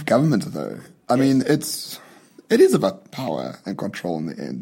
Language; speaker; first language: English; native; English